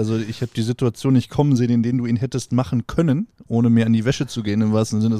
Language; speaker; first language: German; native; German